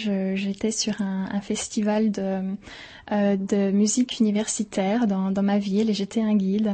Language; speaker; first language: French; native; French